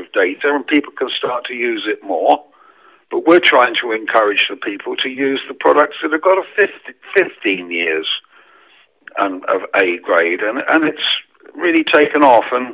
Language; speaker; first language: English; native; English